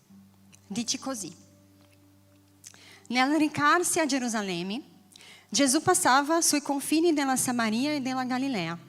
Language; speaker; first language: Italian; non-native, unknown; Portuguese